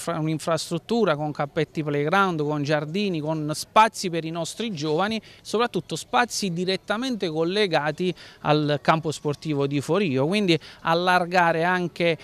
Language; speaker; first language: Italian; native; Italian